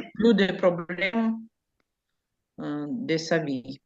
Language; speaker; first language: French; non-native, learner; Ukrainian